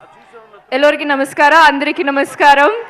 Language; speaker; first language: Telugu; non-native, local second language; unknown